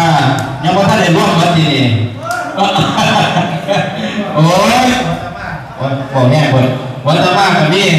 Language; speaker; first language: Thai; non-native, local second language; Northeastern Thai